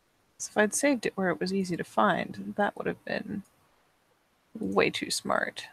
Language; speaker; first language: English; native; English